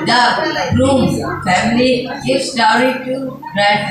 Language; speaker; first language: English; non-native, learner; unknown